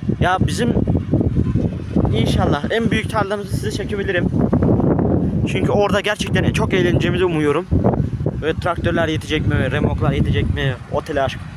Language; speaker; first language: Turkish; native; Turkish